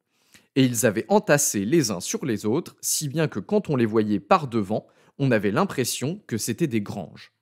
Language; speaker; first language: French; native; French